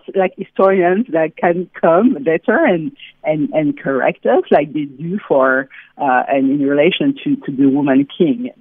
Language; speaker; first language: English; non-native, fluent; French